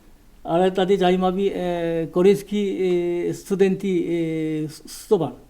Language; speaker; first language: Czech; non-native, learner; Korean